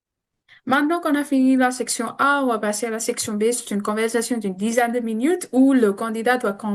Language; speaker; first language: French; non-native, fluent; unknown